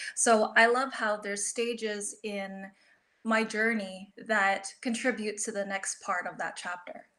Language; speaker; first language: English; early bilingual, other home language; Filipino